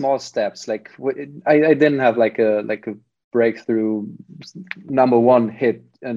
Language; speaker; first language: English; non-native, fluent; German